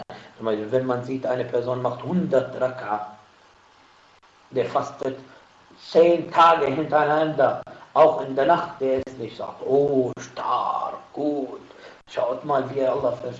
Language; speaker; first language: German; non-native, fluent; Arabic